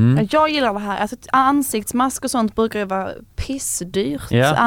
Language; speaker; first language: Swedish; native; Swedish